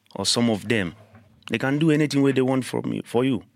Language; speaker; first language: English; non-native, learner; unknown